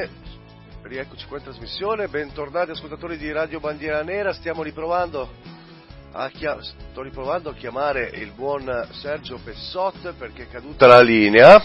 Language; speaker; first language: Italian; native; Italian